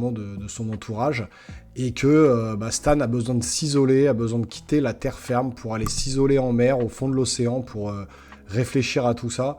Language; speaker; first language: French; native; French